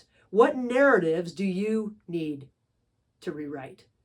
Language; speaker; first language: English; native; English